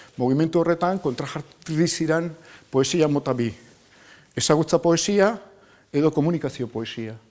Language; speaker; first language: Basque; native; Basque